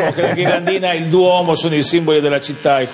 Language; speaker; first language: Italian; native; Italian